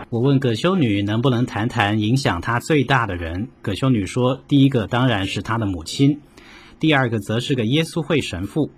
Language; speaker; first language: Chinese; native; Chinese